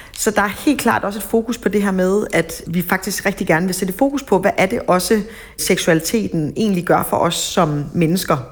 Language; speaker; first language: Danish; native; Danish